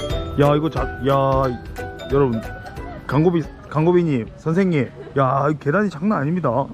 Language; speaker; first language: Korean; native; Korean